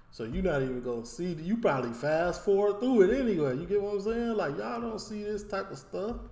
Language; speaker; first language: English; native; English